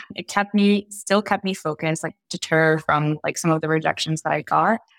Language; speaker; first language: English; early bilingual, heritage; Italian